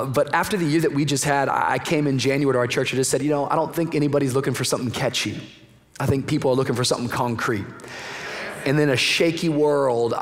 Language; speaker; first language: English; native; English